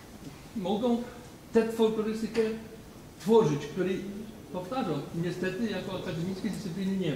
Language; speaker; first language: Polish; native; Polish